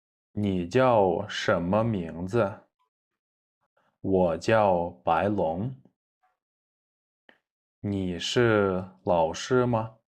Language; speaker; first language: Chinese; non-native, fluent; Kyrgyz